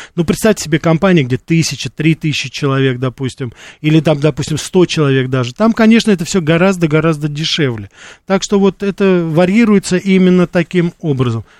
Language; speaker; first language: Russian; native; Russian